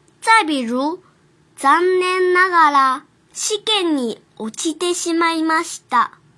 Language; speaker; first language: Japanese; non-native, fluent; Chinese